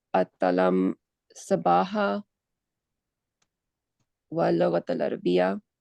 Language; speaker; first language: Arabic; non-native, learner; Urdu